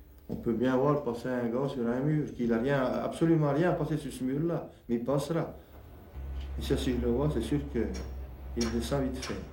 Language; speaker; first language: French; native; French